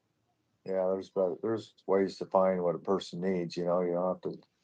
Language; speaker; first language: English; native; English